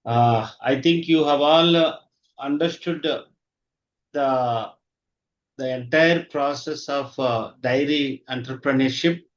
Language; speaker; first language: English; non-native, local second language; Telugu